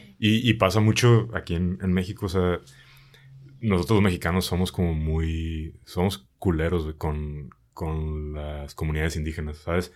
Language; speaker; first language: Spanish; native; Spanish